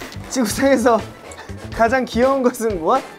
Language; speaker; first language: Korean; native; Korean